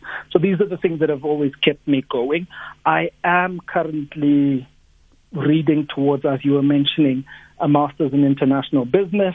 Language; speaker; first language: English; non-native, local second language; Xhosa